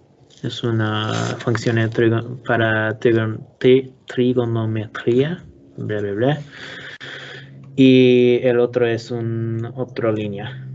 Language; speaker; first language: Spanish; non-native, learner; English